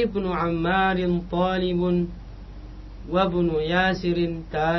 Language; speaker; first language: Arabic; non-native, learner; Indonesian